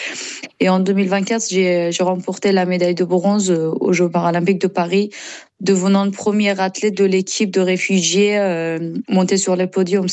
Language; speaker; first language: French; non-native, learner; Persian